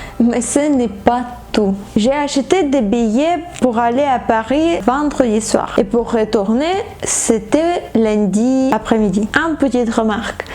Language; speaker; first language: French; non-native, fluent; Ukrainian